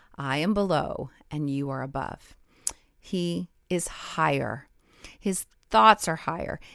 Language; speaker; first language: English; native; English